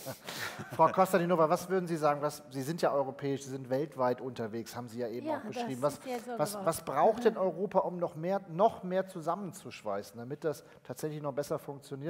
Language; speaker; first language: German; native; German